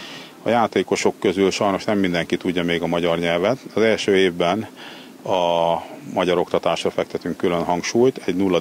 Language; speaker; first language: Hungarian; native; Hungarian